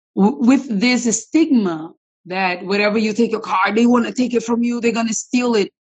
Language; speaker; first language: English; non-native, fluent; Portuguese